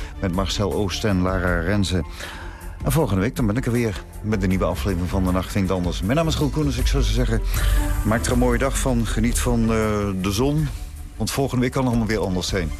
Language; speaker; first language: Dutch; native; Dutch